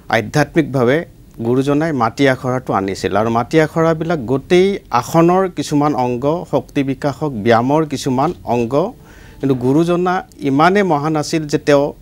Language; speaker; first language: Assamese; native; Assamese